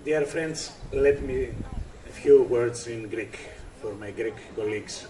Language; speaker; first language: English; non-native, fluent; Greek